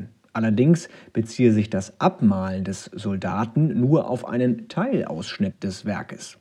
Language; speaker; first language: German; native; German